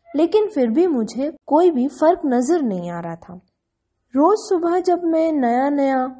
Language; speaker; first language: Hindi; non-native, local second language; Gujarati